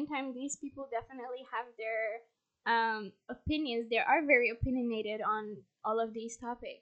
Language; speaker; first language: English; non-native, fluent; Polish